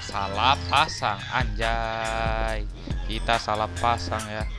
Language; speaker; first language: Indonesian; native; Indonesian